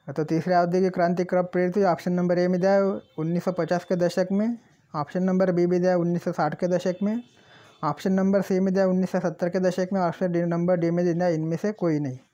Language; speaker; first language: Hindi; non-native, local second language; Marathi